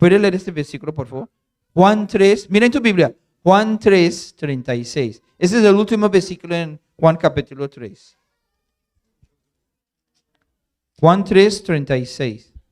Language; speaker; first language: Spanish; non-native, fluent; English